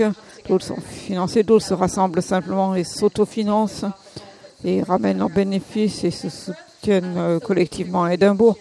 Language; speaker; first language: French; non-native, fluent; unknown